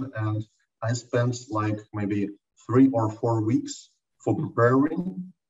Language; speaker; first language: English; non-native, learner; Russian